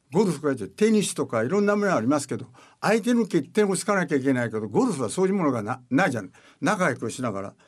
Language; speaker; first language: Japanese; native; Japanese